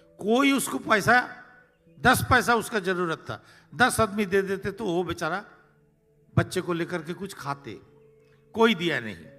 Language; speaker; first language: Hindi; non-native, local second language; Bangla